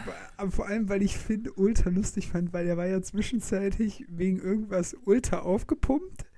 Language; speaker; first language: German; native; German